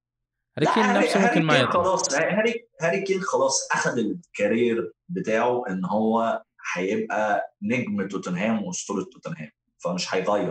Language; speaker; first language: Arabic; native; Arabic